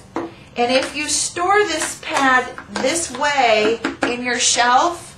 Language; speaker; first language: English; native; English